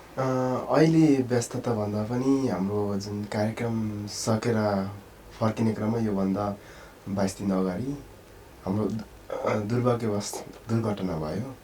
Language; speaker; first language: Nepali; non-native, local second language; Sherpa